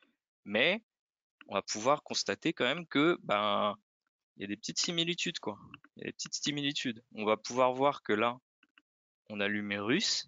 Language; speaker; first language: French; native; French